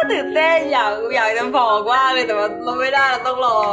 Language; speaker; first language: Thai; early bilingual, heritage; Thai